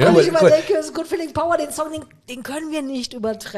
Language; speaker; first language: German; native; German